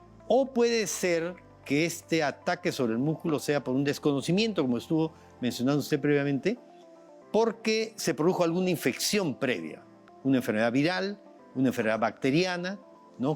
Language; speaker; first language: Spanish; native; Spanish